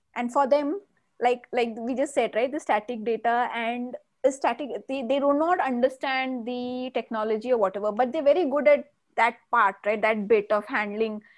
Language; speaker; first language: English; non-native, local second language; Malayalam